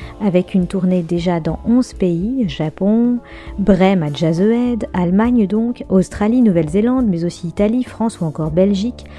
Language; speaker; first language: French; native; French